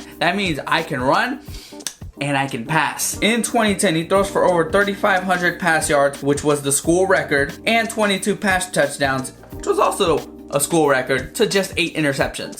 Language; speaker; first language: English; native; English